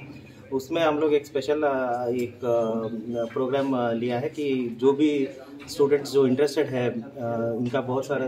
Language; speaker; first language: Hindi; non-native, local second language; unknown